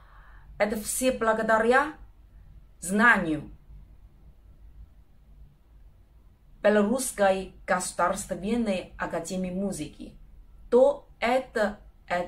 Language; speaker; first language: Russian; non-native, learner; Chinese